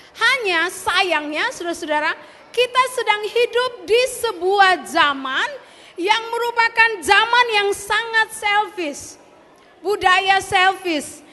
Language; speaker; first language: Indonesian; native; Indonesian